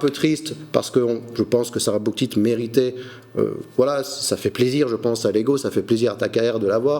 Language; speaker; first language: French; native; French